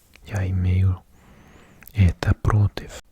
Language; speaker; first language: Russian; non-native, learner; English